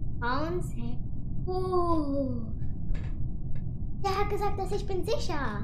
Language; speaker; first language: German; non-native, learner; English